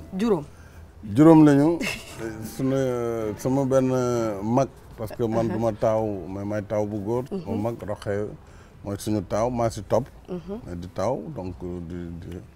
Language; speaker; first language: Wolof; non-native, local second language; Fula